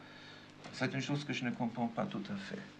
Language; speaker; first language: French; non-native, fluent; German